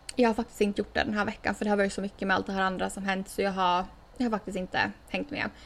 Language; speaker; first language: Swedish; native; Swedish